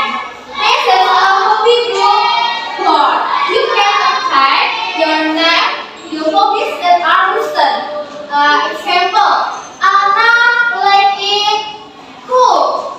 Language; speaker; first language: English; non-native, learner; Indonesian